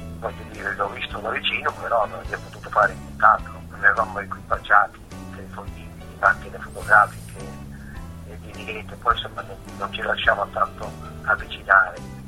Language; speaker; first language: Italian; native; Italian